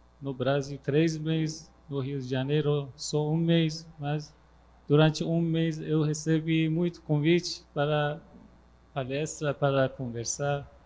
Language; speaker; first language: Portuguese; non-native, learner; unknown